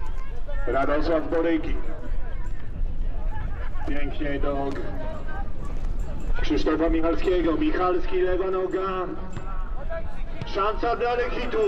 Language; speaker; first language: Polish; native; Polish